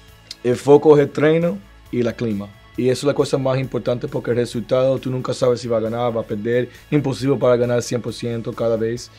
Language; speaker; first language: Portuguese; non-native, learner; Spanish